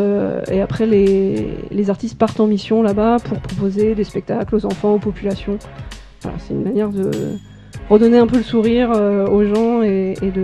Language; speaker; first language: French; native; French